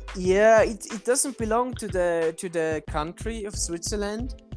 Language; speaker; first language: English; non-native, fluent; German